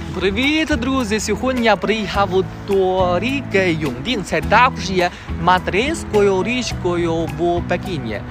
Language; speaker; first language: Ukrainian; non-native, learner; Chinese